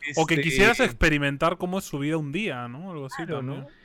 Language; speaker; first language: Spanish; native; Spanish